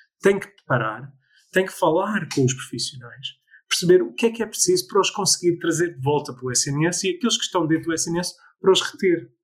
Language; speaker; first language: Portuguese; early bilingual, other home language; English